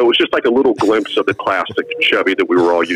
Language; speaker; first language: English; native; English